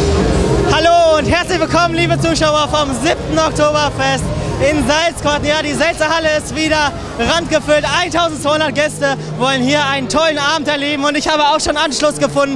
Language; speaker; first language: German; native; German